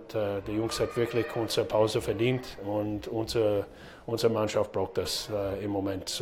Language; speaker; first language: German; non-native, fluent; English